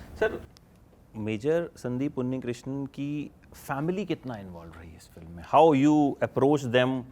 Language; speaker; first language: Hindi; native; Hindi